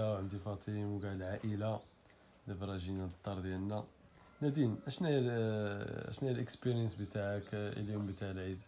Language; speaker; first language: Arabic; native; Arabic